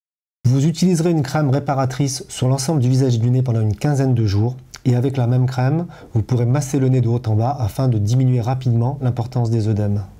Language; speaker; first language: French; native; French